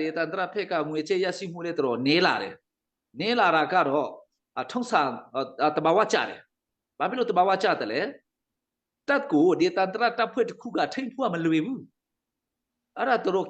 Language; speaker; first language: Burmese; non-native, local second language; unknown